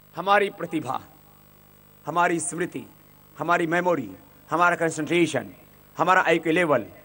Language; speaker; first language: Hindi; native; Hindi